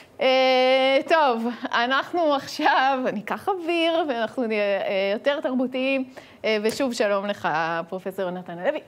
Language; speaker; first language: Hebrew; native; Hebrew